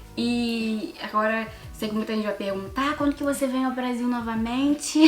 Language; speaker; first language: Portuguese; native; Portuguese